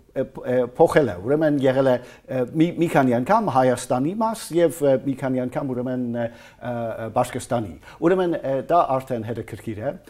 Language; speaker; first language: Armenian; non-native, fluent; English